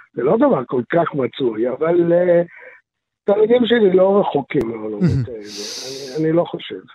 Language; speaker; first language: Hebrew; early bilingual, other home language; Arabic